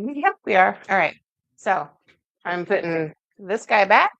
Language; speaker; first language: English; native; English